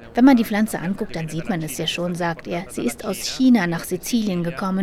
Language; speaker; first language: German; native; German